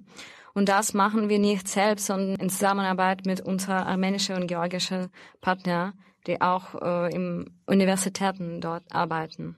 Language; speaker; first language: German; non-native, fluent; Russian